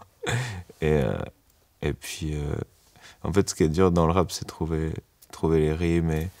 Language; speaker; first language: French; native; French